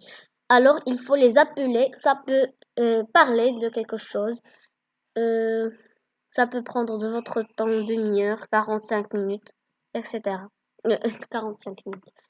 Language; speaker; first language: French; non-native, learner; Arabic